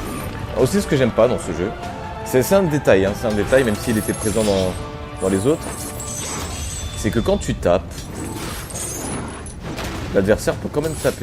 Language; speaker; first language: French; native; French